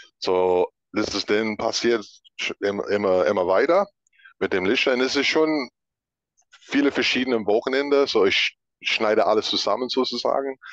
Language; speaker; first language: German; non-native, fluent; English